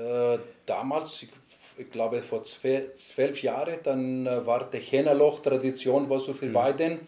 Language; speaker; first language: German; non-native, learner; Greek